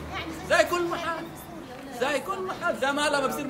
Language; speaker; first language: Arabic; native; Arabic